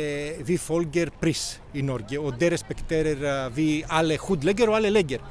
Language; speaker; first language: Norwegian; non-native, fluent; Greek